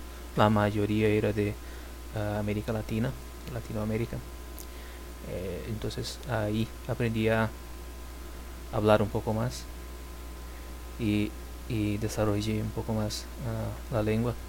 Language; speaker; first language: Spanish; non-native, fluent; Portuguese